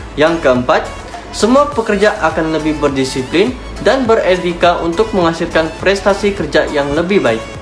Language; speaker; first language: Malay; non-native, local second language; Chinese